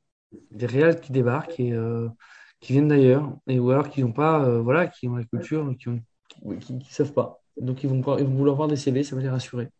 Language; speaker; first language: French; native; French